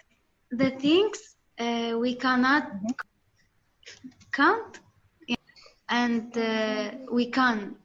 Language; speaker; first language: English; non-native, learner; Arabic